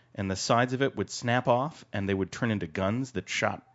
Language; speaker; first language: English; native; English